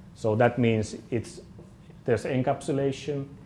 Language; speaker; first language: English; non-native, fluent; Finnish